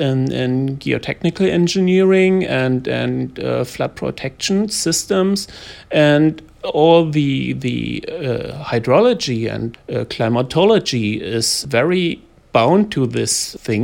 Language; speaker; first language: English; non-native, fluent; German